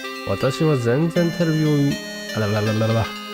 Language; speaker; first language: Japanese; non-native, learner; English